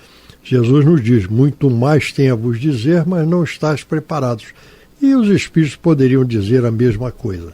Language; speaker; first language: Portuguese; native; Portuguese